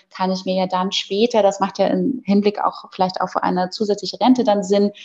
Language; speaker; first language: German; native; German